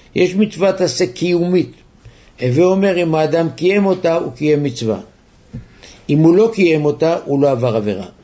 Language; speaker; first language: Hebrew; native; Hebrew